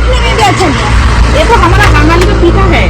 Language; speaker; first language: Hindi; non-native, learner; Bangla